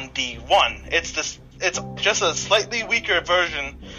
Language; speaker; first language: English; native; English